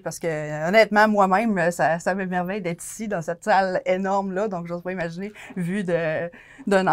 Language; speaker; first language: French; native; French